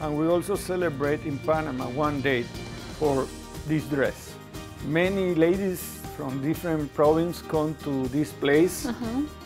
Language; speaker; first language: English; non-native, fluent; Spanish